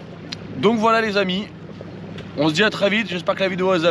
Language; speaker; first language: French; native; French